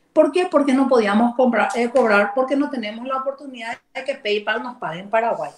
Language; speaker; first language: Spanish; native; Spanish